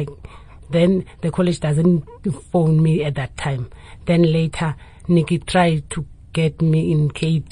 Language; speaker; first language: English; non-native, local second language; Xhosa